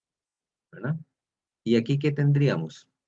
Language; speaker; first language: Spanish; native; Spanish